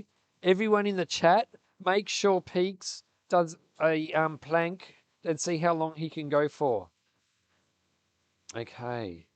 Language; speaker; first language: English; native; English